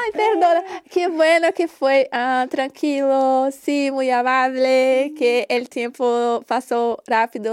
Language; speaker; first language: Spanish; non-native, learner; Portuguese